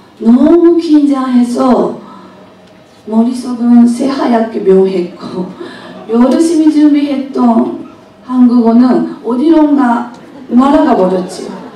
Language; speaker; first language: Korean; non-native, fluent; Japanese